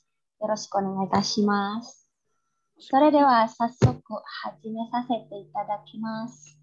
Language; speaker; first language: Japanese; non-native, fluent; Indonesian